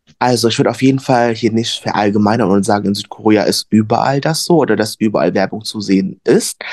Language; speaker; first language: German; early bilingual, other home language; Vietnamese